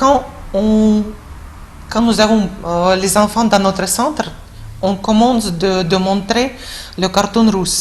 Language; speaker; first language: French; non-native, fluent; Russian